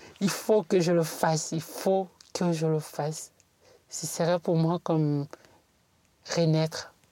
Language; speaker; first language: French; non-native, local second language; Bambara